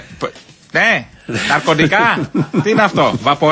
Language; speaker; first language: Greek; native; Greek